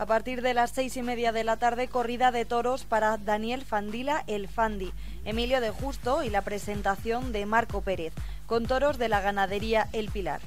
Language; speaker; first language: Spanish; native; Spanish